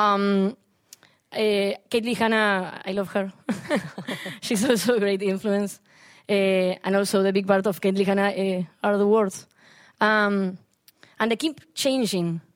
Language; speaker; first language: English; non-native, learner; Spanish